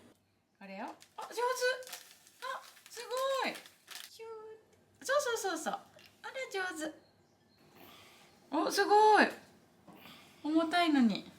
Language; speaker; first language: Japanese; native; Japanese